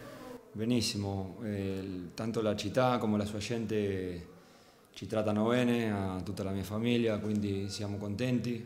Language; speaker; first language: Italian; non-native, fluent; Spanish